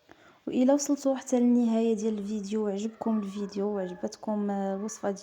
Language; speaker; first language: Arabic; native; Arabic